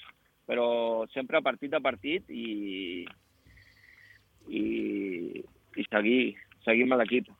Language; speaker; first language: Catalan; non-native, local second language; Spanish